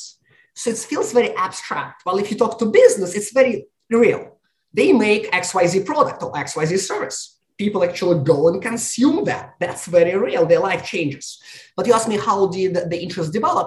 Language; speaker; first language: English; non-native, fluent; Russian